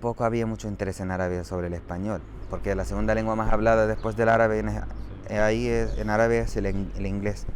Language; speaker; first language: Spanish; non-native, fluent; Arabic